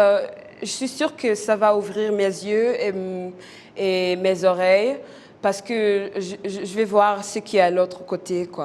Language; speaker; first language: French; non-native, local second language; Kinyarwanda